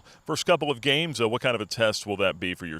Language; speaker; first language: English; native; English